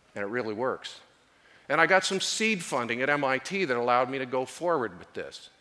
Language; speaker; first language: English; native; English